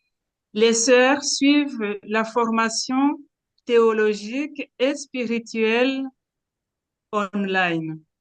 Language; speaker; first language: French; non-native, local second language; Kinyarwanda